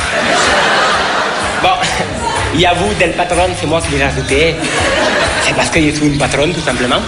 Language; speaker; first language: French; native; French